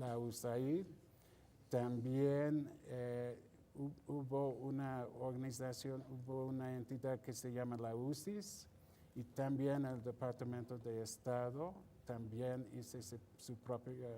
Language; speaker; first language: Spanish; non-native, fluent; English